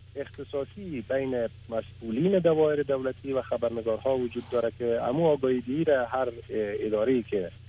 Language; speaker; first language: Persian; native; Persian